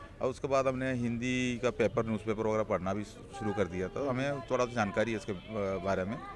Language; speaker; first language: Hindi; non-native, local second language; Malayalam